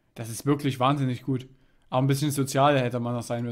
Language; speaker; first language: German; native; German